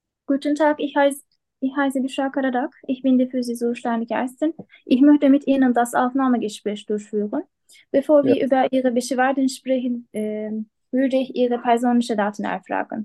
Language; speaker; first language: German; non-native, learner; Turkish